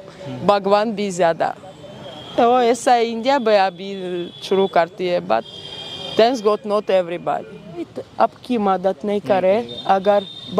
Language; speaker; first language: Hindi; non-native, learner; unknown